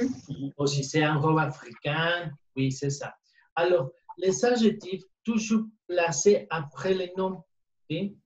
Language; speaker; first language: French; non-native, learner; Spanish